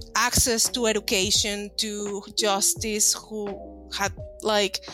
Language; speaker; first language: English; non-native, fluent; Spanish